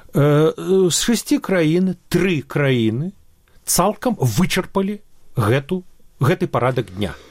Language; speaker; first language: Belarusian; non-native, local second language; Russian